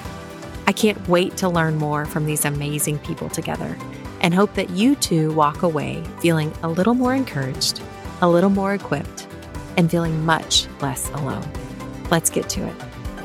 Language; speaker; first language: English; native; English